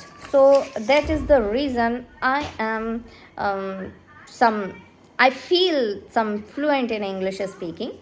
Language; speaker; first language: English; non-native, learner; Hindi